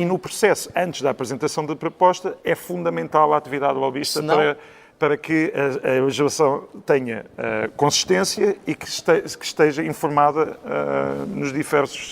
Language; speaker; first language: Portuguese; native; Portuguese